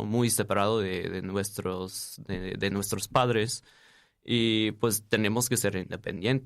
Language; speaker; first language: Spanish; non-native, fluent; English